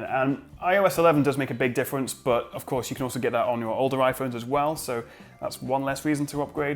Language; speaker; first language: English; native; English